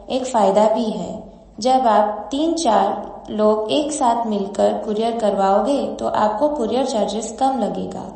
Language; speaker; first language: Hindi; non-native, local second language; Gujarati